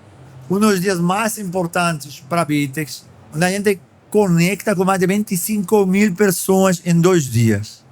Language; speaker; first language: Portuguese; non-native, fluent; Spanish